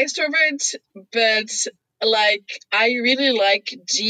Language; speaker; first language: English; non-native, fluent; French